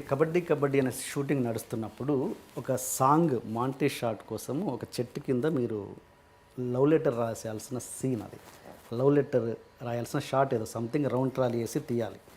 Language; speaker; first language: Telugu; native; Telugu